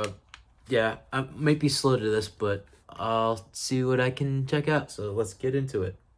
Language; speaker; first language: English; native; English